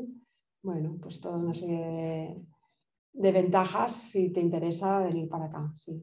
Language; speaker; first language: Spanish; native; Spanish